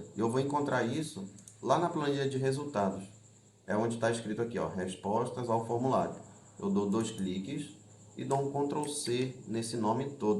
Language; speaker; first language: Portuguese; native; Portuguese